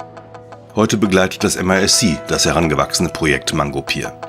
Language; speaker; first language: German; native; German